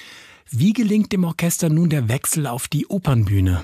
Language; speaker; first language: German; native; German